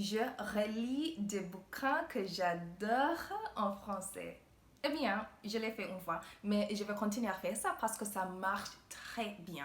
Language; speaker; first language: French; non-native, learner; English